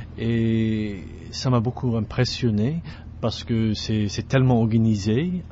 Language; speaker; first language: French; non-native, fluent; English